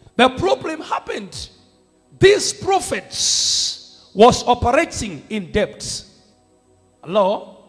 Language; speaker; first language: English; non-native, local second language; Swahili